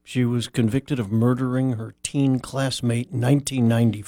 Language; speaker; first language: English; native; English